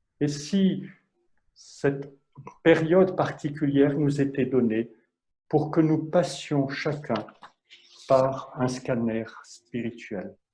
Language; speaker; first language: French; native; French